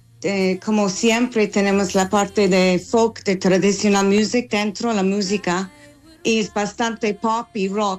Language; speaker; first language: Spanish; non-native, learner; English